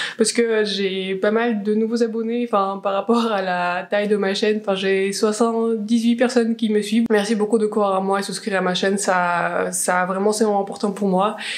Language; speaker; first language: French; non-native, fluent; Russian